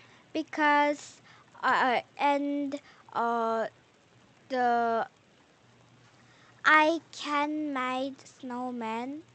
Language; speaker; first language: English; non-native, learner; Korean